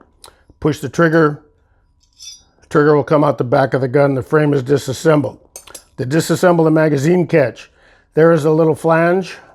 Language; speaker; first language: English; native; English